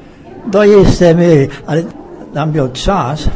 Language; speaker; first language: Czech; early bilingual, heritage; English